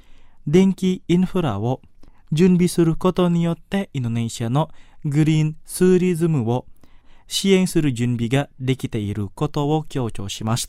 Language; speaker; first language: Japanese; non-native, fluent; Indonesian